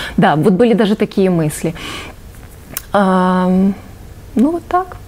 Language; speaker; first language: Russian; native; Russian